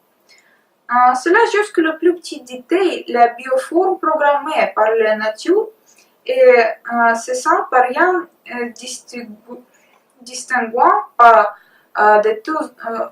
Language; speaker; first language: French; non-native, learner; Russian